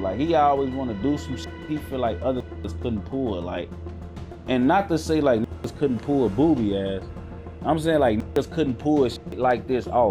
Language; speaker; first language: English; native; English